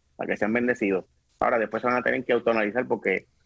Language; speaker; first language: Spanish; native; Spanish